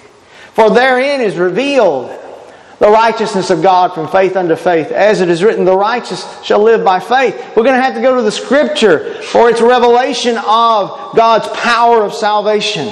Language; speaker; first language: English; native; English